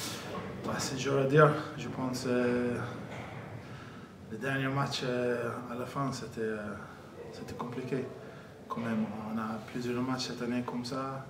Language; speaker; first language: French; non-native, fluent; English